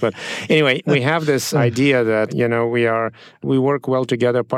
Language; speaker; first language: English; non-native, fluent; Russian